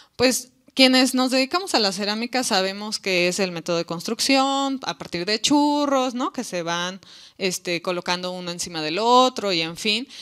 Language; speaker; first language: Spanish; native; Spanish